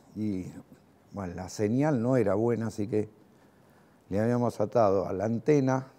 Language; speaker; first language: Spanish; native; Spanish